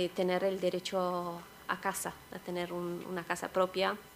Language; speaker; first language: Spanish; non-native, fluent; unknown